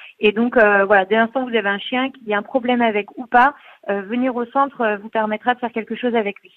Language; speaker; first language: French; native; French